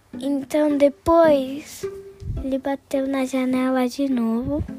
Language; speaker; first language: Portuguese; early bilingual, heritage; Portuguese